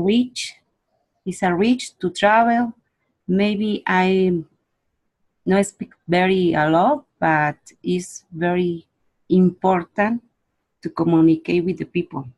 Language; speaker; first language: English; non-native, learner; Spanish